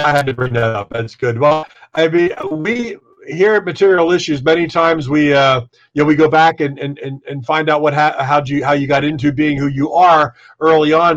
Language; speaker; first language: English; native; English